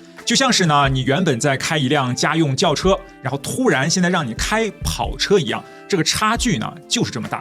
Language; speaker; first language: Chinese; native; Chinese